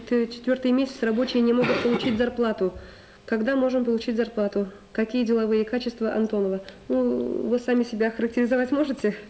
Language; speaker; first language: Russian; native; Russian